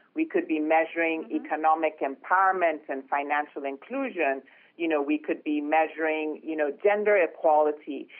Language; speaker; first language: English; non-native, local second language; Yoruba